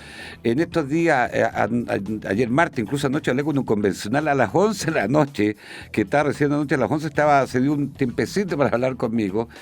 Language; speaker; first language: Spanish; native; Spanish